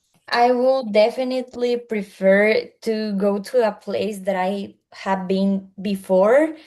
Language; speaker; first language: English; non-native, learner; Spanish